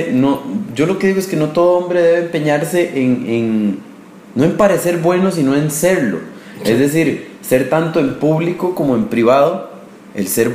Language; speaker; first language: Spanish; native; Spanish